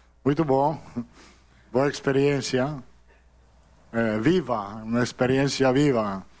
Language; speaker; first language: Portuguese; non-native, learner; Italian